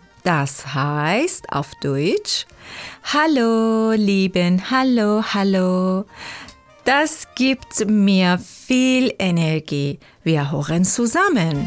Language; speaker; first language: German; non-native, learner; Persian